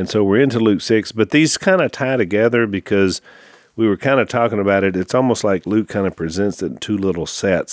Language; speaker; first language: English; native; English